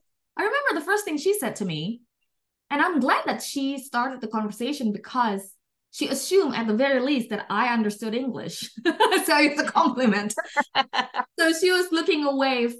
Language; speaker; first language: English; non-native, fluent; Indonesian